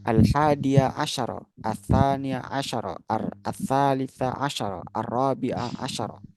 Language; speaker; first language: Arabic; non-native, fluent; Indonesian